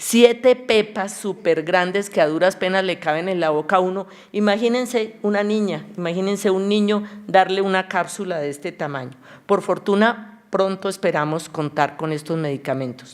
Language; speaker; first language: Spanish; native; Spanish